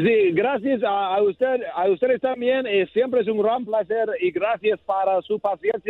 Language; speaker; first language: Spanish; non-native, learner; English